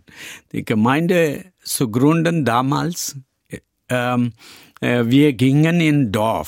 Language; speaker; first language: German; non-native, learner; Tamil